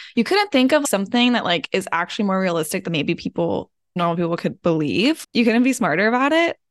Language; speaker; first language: English; native; English